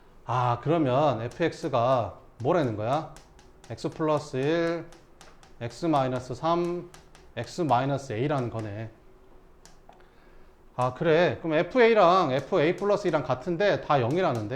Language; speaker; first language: Korean; native; Korean